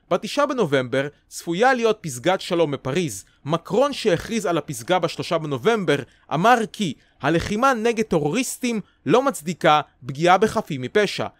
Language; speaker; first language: Hebrew; native; Hebrew